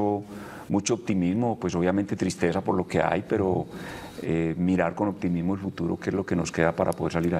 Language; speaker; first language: Spanish; native; Spanish